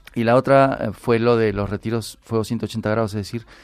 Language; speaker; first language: Spanish; native; Spanish